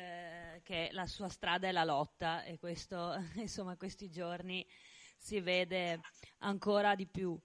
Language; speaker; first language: Italian; native; Italian